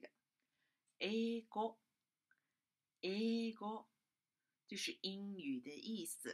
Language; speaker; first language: Chinese; non-native, fluent; Japanese